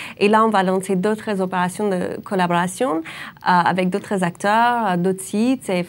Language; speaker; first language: French; non-native, fluent; English